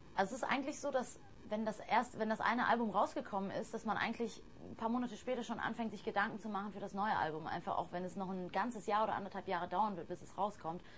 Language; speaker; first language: German; early bilingual, other home language; English